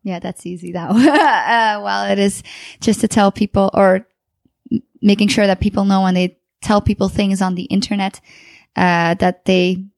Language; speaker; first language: English; non-native, fluent; Dutch